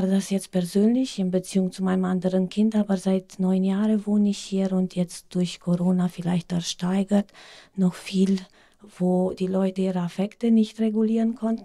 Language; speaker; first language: German; non-native, fluent; Romanian